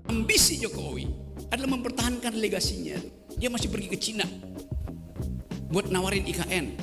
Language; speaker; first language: Indonesian; native; Indonesian